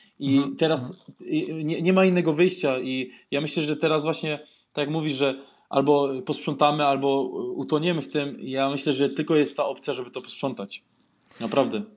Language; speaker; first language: Polish; early bilingual, heritage; Polish